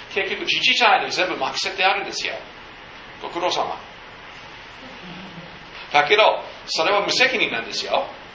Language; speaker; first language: Japanese; non-native, fluent; English